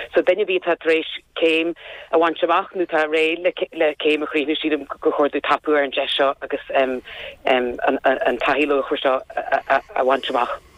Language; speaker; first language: Irish; native; Irish